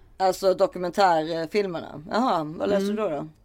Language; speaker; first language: Swedish; native; Swedish